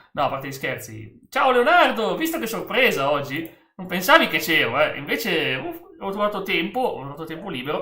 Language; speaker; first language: Italian; native; Italian